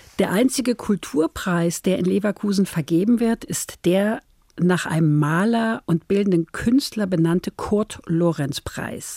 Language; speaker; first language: German; native; German